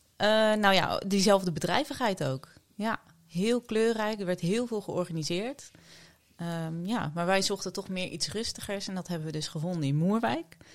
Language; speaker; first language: Dutch; native; Dutch